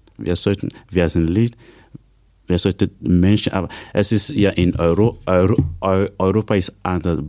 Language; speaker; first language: German; non-native, learner; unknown